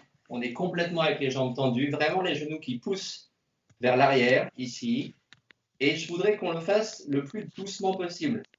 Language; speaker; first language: French; native; French